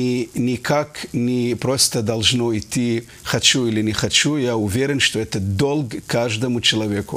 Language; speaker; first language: Russian; non-native, fluent; Arabic